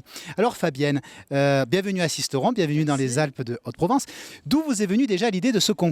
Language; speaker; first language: French; native; French